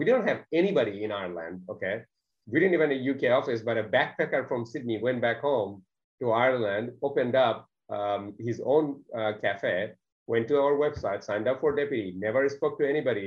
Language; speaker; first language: English; non-native, local second language; Bangla